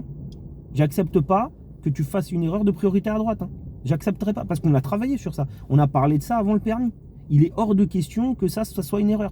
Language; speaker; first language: French; native; French